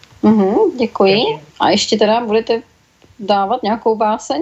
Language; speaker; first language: Czech; native; Czech